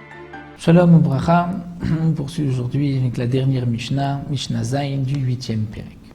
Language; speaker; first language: French; native; French